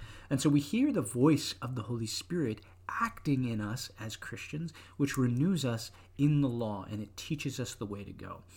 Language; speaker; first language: English; native; English